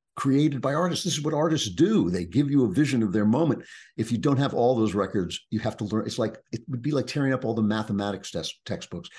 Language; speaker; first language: English; native; English